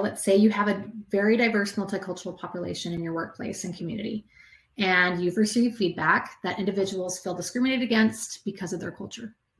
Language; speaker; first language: English; native; English